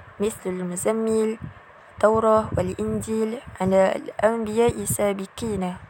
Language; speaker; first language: Arabic; non-native, learner; Malay